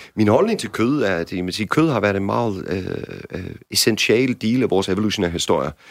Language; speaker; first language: Danish; non-native, fluent; English